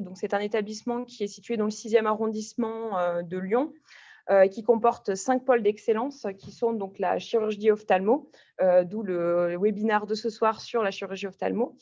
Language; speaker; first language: French; native; French